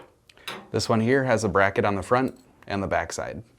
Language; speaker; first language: English; native; English